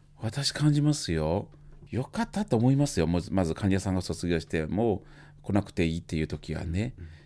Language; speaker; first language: Japanese; native; Japanese